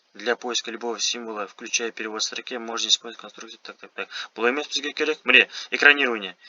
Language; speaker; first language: Russian; non-native, local second language; Kazakh